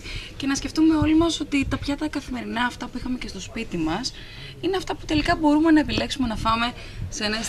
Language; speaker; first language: Greek; native; Greek